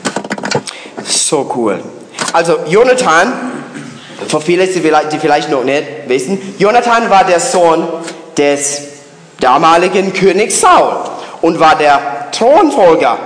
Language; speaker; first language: German; non-native, learner; English